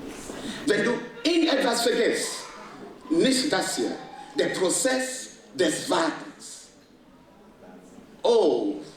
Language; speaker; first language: German; non-native, fluent; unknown